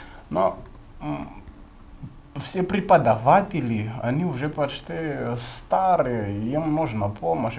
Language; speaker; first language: Russian; non-native, fluent; Malagasy